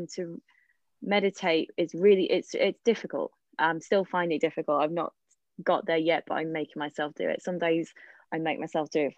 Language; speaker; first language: English; non-native, local second language; Welsh